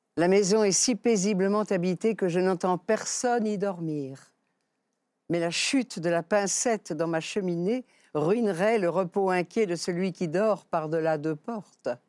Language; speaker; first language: French; native; French